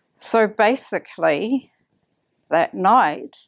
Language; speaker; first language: English; native; English